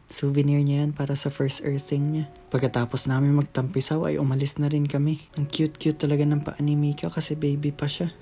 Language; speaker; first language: Filipino; native; Filipino